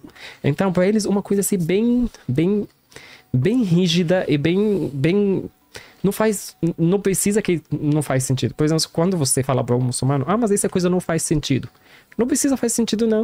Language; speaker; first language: Portuguese; non-native, learner; Arabic